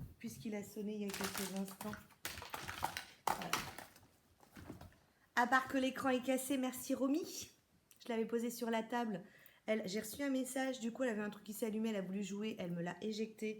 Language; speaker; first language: French; native; French